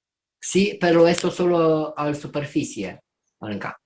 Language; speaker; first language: Spanish; non-native, fluent; Romanian